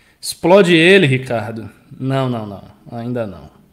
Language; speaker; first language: Portuguese; native; Portuguese